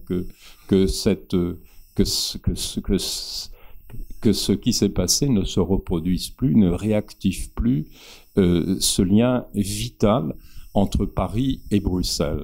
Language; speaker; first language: French; native; French